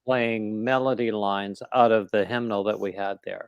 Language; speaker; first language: English; native; English